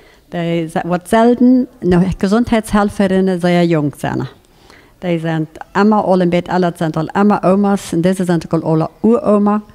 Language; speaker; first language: German; non-native, local second language; Plautdietsch